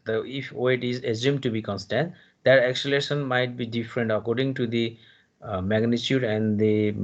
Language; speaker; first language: English; non-native, local second language; Nepali